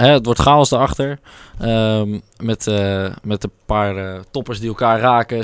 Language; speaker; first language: Dutch; native; Dutch